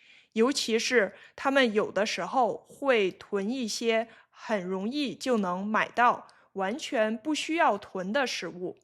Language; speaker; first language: Chinese; native; Chinese